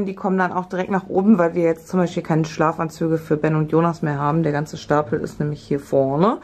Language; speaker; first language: German; native; German